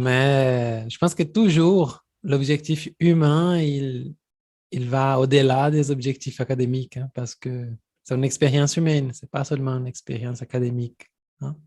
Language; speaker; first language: French; non-native, fluent; Portuguese